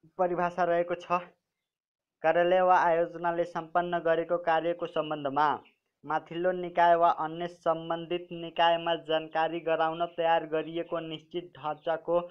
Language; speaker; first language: Nepali; non-native, local second language; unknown